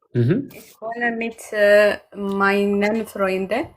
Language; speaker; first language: German; non-native, learner; Amharic